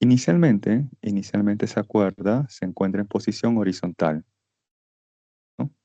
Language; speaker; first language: Spanish; native; Spanish